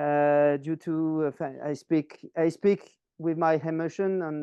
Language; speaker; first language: English; non-native, learner; French